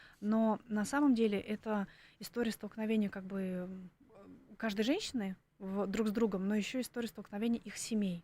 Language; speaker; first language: Russian; native; Russian